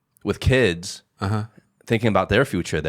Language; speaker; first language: English; native; English